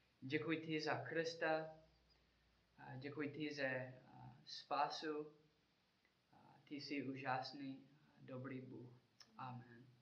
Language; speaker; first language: Czech; non-native, learner; English